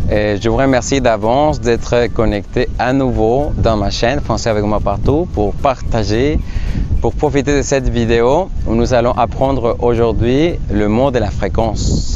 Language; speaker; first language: French; non-native, fluent; Spanish